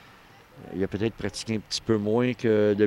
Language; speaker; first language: French; native; French